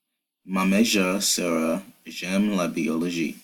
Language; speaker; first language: French; non-native, learner; English